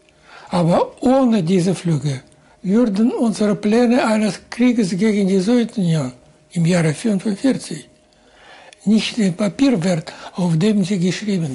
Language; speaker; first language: German; non-native, fluent; Russian